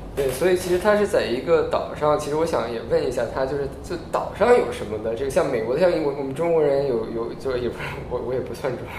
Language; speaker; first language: Chinese; early bilingual, heritage; Chinese